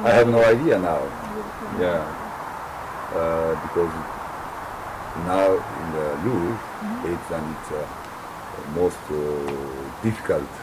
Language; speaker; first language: English; non-native, learner; Japanese